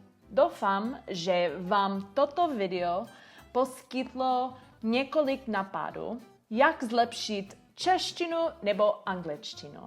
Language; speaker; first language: Czech; non-native, learner; English